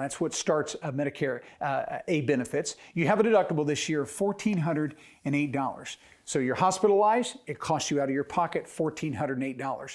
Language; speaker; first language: English; native; English